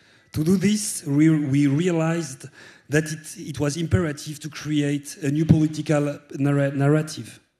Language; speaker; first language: English; non-native, fluent; French